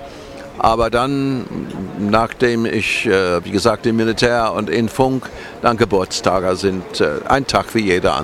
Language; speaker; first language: German; non-native, fluent; English